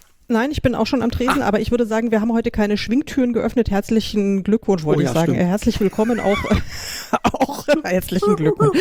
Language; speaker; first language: German; native; German